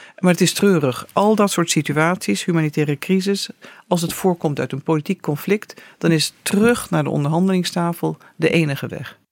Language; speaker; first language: Dutch; native; Dutch